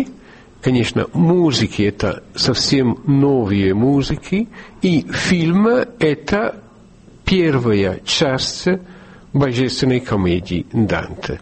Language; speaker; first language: Russian; non-native, fluent; Italian